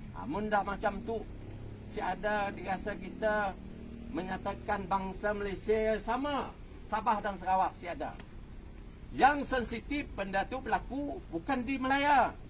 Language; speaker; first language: Malay; native; Malay